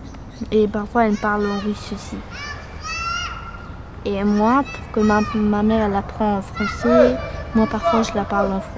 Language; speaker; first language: French; early bilingual, other home language; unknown